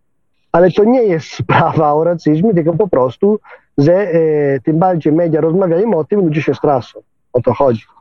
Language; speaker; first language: Polish; non-native, fluent; Italian